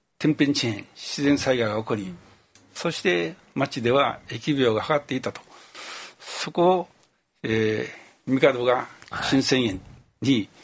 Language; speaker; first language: Japanese; native; Japanese